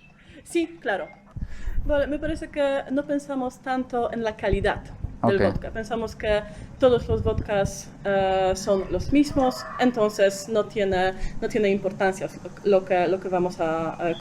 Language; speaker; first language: Spanish; non-native, fluent; Polish